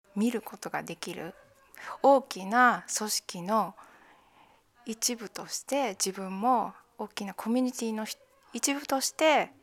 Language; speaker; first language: Japanese; native; Japanese